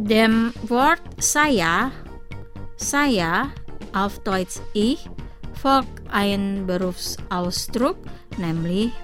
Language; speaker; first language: German; non-native, fluent; Indonesian